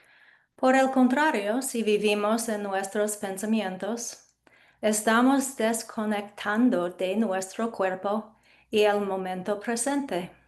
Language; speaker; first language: Spanish; non-native, fluent; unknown